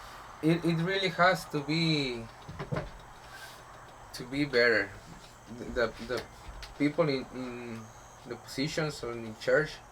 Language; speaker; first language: English; non-native, learner; Spanish